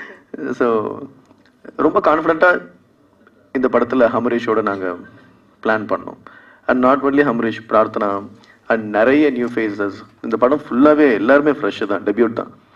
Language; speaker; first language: Tamil; non-native, fluent; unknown